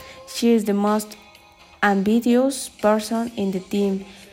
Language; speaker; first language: English; non-native, learner; Spanish